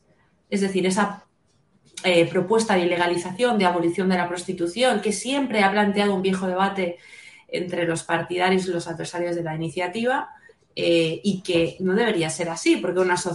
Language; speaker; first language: Spanish; native; Spanish